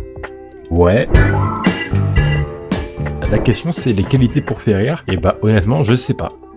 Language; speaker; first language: French; native; French